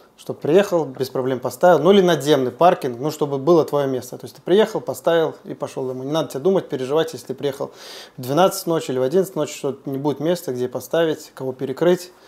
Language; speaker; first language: Russian; native; Russian